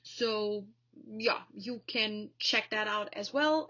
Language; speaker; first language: English; non-native, fluent; German